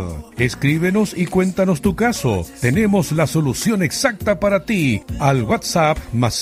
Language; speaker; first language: Spanish; native; Spanish